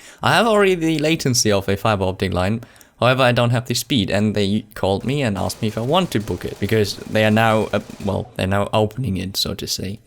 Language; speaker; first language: English; non-native, fluent; German